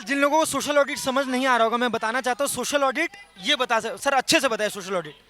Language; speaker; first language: Hindi; native; Hindi